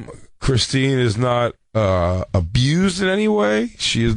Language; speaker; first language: English; native; English